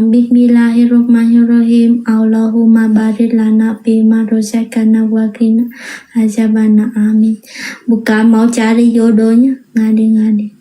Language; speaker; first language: Indonesian; non-native, learner; Vietnamese